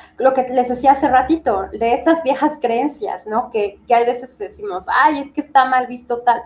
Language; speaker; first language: Spanish; native; Spanish